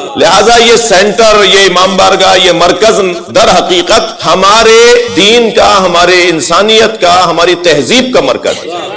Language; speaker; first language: Urdu; native; Urdu